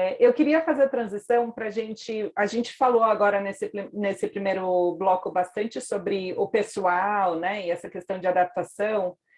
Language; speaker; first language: Portuguese; native; Portuguese